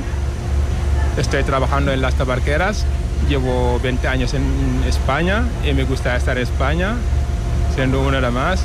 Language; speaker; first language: Spanish; non-native, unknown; Wolof